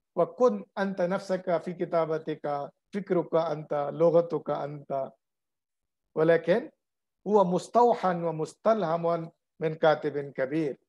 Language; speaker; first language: Arabic; non-native, fluent; Urdu